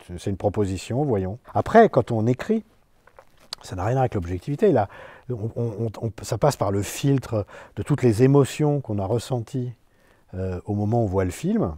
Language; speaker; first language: French; native; French